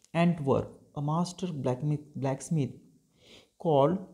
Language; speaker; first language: English; non-native, local second language; Marathi